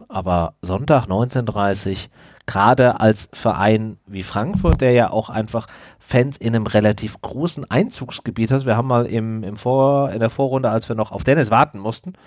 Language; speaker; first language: German; native; German